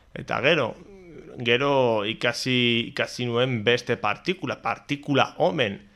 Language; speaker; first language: Basque; non-native, local second language; Spanish